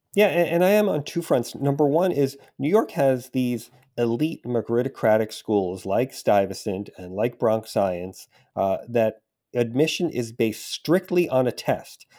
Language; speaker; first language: English; native; English